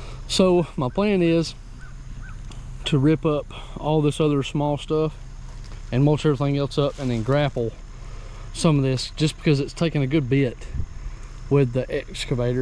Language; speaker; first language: English; native; English